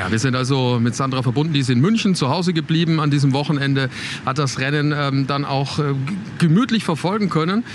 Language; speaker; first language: German; native; German